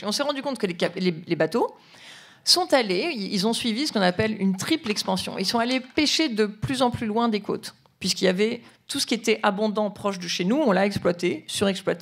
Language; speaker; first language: French; native; French